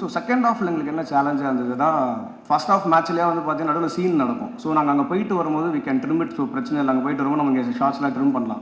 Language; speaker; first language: Tamil; native; Tamil